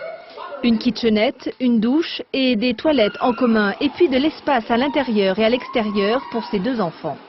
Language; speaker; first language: French; native; French